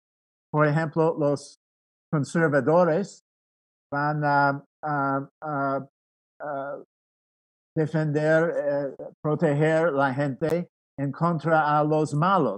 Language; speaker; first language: Spanish; non-native, fluent; English